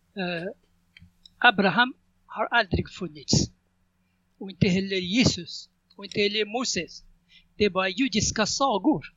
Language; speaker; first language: Swedish; non-native, fluent; Arabic